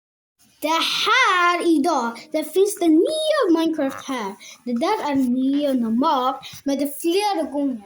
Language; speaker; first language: Swedish; non-native, local second language; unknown